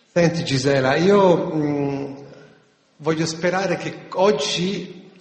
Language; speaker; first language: Italian; native; Italian